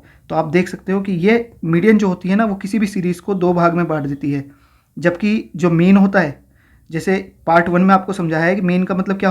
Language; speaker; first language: Hindi; native; Hindi